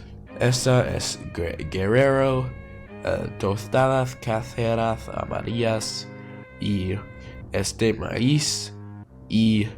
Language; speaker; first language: Spanish; non-native, learner; English